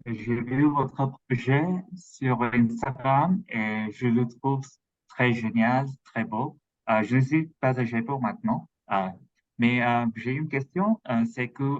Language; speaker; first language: French; non-native, learner; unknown